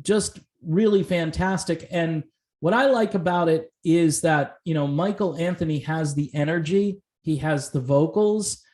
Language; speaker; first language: English; native; English